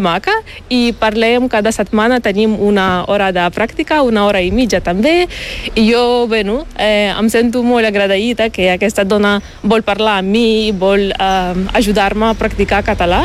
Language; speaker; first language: Catalan; non-native, learner; Ukrainian